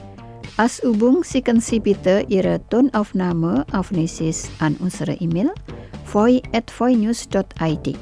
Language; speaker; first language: German; non-native, learner; Indonesian